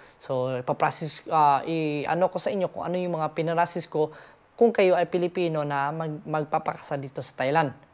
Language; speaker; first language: Filipino; native; Filipino